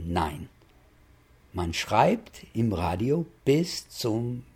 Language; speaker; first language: German; non-native, fluent; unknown